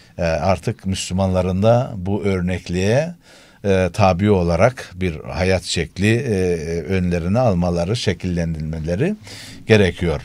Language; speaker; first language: Turkish; native; Turkish